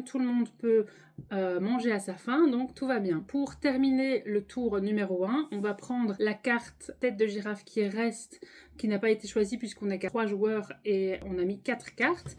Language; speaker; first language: French; native; French